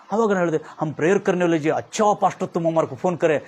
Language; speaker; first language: Hindi; non-native, local second language; Kannada